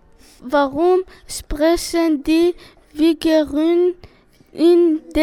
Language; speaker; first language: German; non-native, learner; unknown